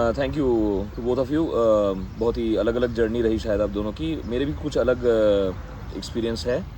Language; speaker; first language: Hindi; non-native, local second language; Bangla